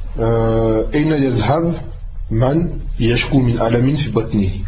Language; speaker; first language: Arabic; non-native, fluent; French